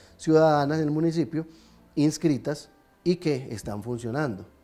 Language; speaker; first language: Spanish; native; Spanish